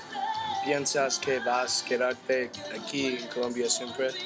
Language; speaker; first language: Spanish; non-native, learner; English